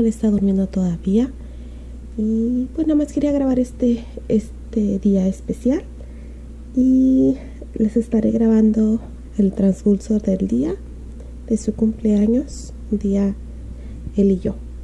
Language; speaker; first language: Spanish; native; Spanish